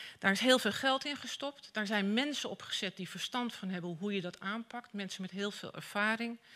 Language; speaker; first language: Dutch; native; Dutch